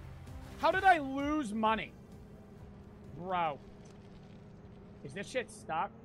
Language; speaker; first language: English; native; English